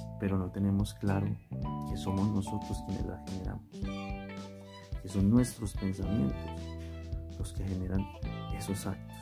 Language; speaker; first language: Spanish; native; Spanish